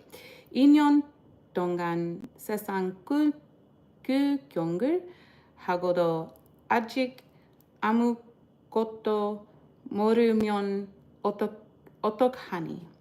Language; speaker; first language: Korean; non-native, learner; English